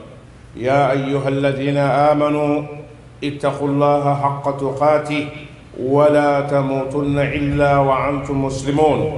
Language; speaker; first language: Arabic; non-native, fluent; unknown